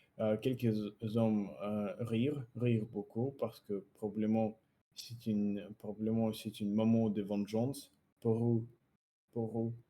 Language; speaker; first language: French; non-native, learner; Russian